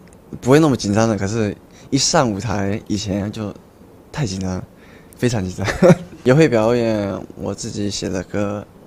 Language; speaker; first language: Chinese; early bilingual, heritage; Chinese